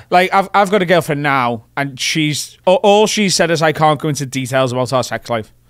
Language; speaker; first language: English; native; English